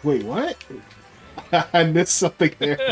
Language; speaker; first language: English; native; English